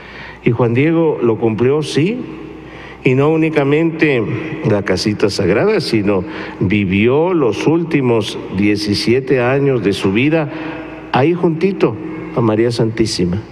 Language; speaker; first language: Spanish; native; Spanish